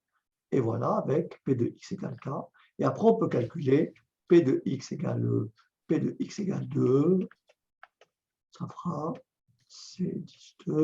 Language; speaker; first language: French; native; French